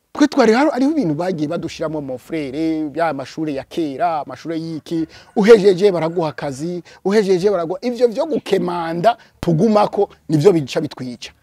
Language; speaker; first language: Rundi; early bilingual, heritage; Rundi